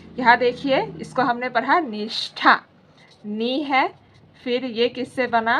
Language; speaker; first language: Hindi; non-native, local second language; Assamese